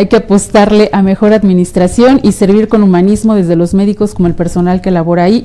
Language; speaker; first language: Spanish; native; Spanish